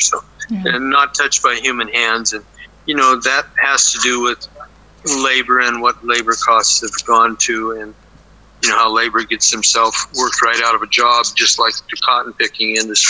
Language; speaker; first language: English; native; English